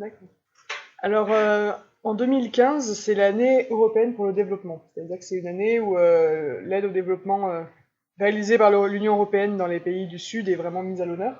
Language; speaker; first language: French; native; French